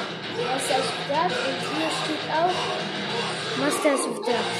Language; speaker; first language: German; non-native, learner; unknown